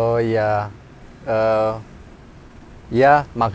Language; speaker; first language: Indonesian; non-native, learner; Romanian